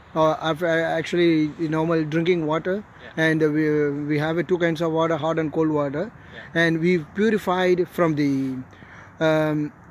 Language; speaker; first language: English; non-native, local second language; Tamil